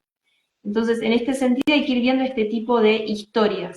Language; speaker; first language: Spanish; native; Spanish